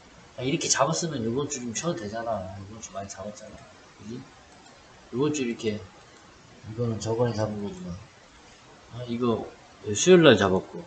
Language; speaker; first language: Korean; native; Korean